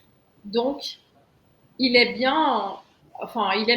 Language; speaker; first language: French; non-native, fluent; Portuguese